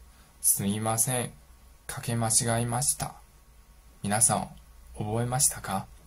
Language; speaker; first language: Japanese; non-native, fluent; Chinese